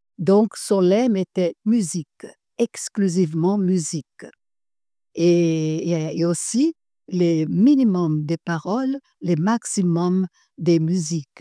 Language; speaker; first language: French; non-native, fluent; Portuguese